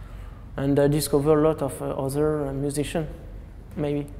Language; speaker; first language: English; non-native, learner; French